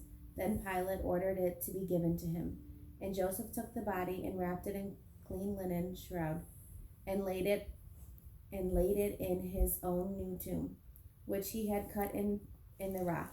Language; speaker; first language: English; native; English